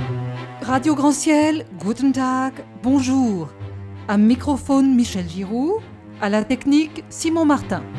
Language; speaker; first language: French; native; French